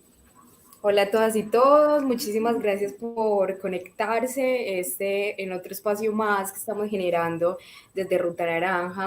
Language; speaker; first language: Spanish; native; Spanish